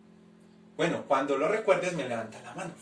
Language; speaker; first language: Spanish; native; Spanish